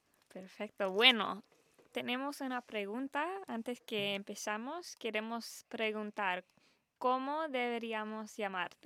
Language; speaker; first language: Spanish; early bilingual, heritage; Spanish